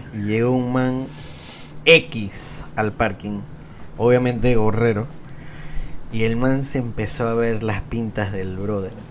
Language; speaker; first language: Spanish; native; Spanish